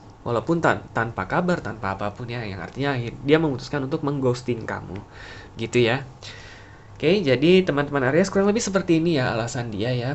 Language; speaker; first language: Indonesian; native; Indonesian